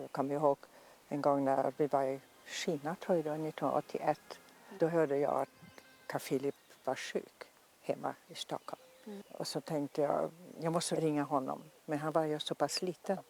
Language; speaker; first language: Swedish; non-native, fluent; German